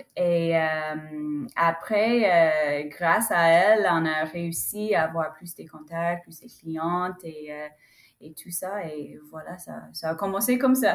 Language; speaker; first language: French; non-native, fluent; English